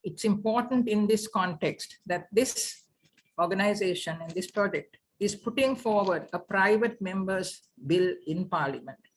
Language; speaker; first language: English; non-native, local second language; Sinhala